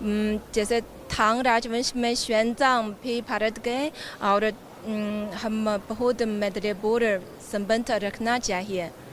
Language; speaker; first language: Hindi; non-native, fluent; Chinese